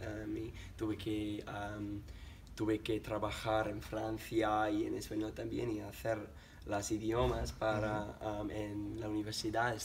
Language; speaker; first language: Spanish; non-native, learner; English